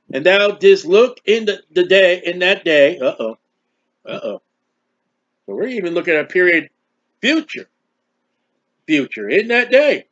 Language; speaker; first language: English; native; English